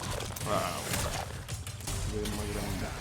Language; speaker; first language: Spanish; native; Spanish